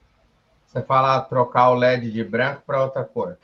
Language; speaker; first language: Portuguese; native; Portuguese